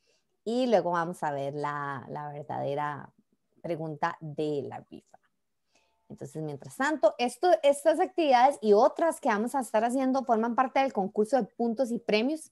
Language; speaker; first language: Spanish; native; Spanish